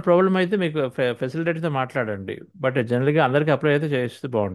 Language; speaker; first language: Telugu; native; Telugu